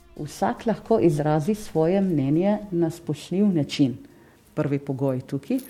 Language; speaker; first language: Slovenian; non-native, fluent; Arabic